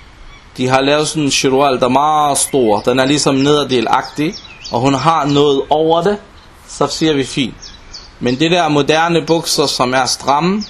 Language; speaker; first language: Danish; non-native, local second language; Arabic